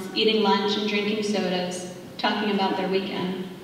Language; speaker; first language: English; native; English